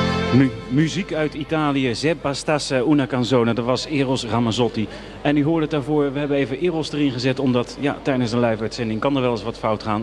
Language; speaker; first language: Dutch; native; Dutch